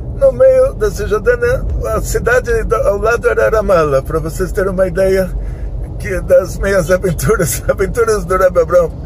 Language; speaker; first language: Portuguese; native; Portuguese